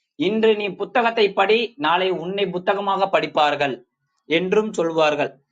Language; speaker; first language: Tamil; non-native, local second language; Urdu